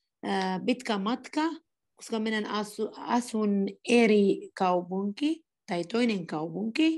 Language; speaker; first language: Finnish; non-native, learner; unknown